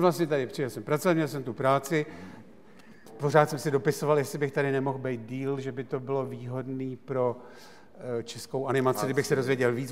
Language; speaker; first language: Czech; native; Czech